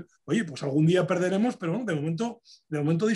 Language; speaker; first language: Spanish; native; Spanish